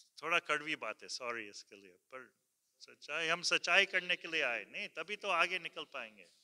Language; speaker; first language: Hindi; early bilingual, heritage; Hindi